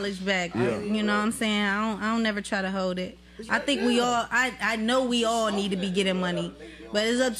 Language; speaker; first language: English; native; English